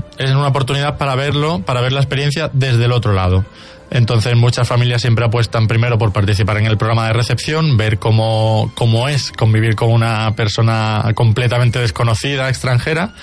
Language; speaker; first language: Spanish; native; Spanish